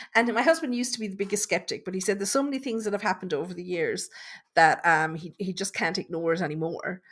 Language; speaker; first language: English; native; English